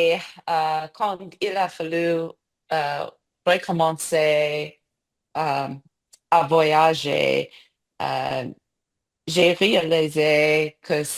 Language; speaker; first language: French; non-native, learner; English